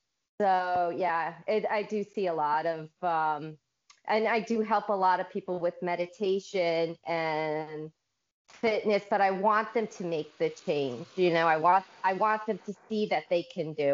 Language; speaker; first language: English; native; English